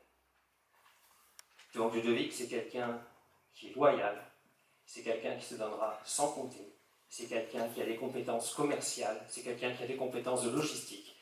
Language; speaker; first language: French; native; French